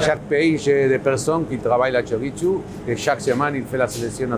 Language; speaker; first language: French; non-native, learner; Basque